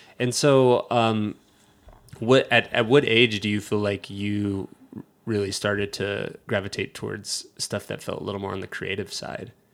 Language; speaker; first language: English; native; English